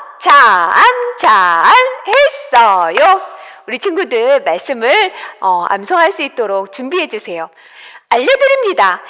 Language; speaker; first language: Korean; native; Korean